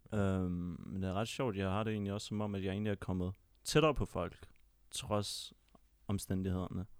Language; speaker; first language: Danish; native; Danish